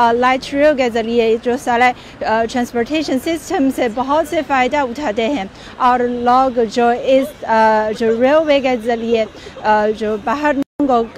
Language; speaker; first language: Urdu; non-native, fluent; Chinese